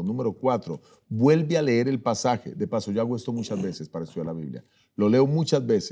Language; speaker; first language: Spanish; native; Spanish